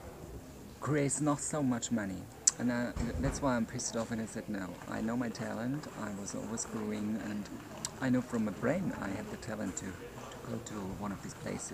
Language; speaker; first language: English; non-native, fluent; German